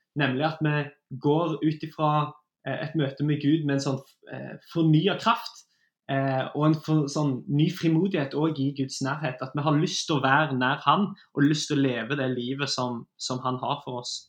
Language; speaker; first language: Norwegian; native; Norwegian